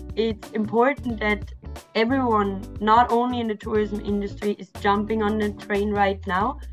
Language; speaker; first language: English; non-native, fluent; German